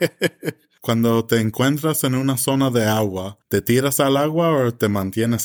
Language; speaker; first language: Spanish; early bilingual, heritage; English